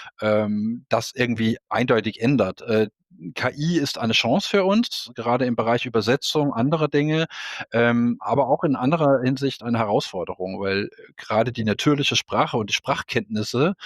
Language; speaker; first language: German; non-native, fluent; Danish